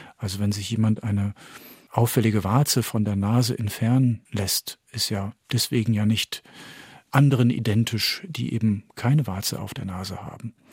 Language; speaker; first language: German; early bilingual, heritage; French